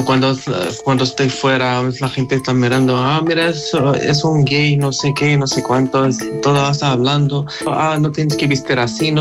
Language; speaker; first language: Spanish; non-native, learner; Arabic